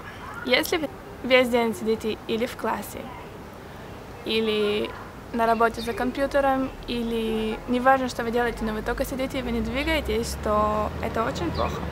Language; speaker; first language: Russian; early bilingual, heritage; Russian